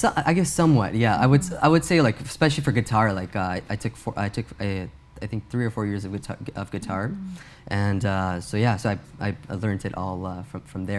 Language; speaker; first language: English; early bilingual, other home language; Urdu